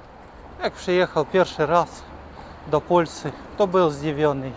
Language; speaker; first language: Polish; non-native, learner; Ukrainian